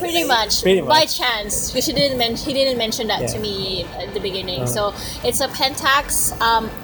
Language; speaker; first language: English; non-native, local second language; Filipino